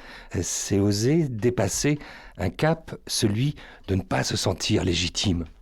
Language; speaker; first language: French; native; French